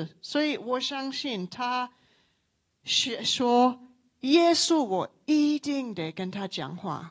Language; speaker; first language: Chinese; non-native, local second language; English